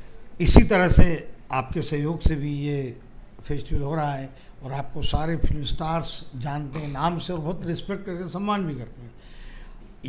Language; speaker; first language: Hindi; native; Hindi